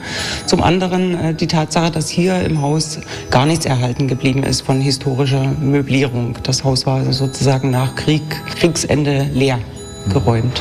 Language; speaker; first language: German; native; German